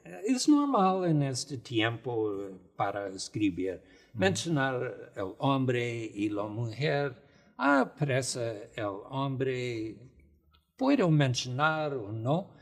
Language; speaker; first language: Spanish; non-native, fluent; English